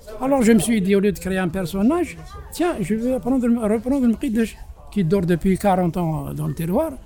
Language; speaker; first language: French; non-native, local second language; Arabic